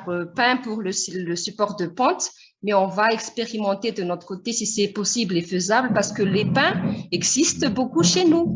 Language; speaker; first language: French; non-native, local second language; Malagasy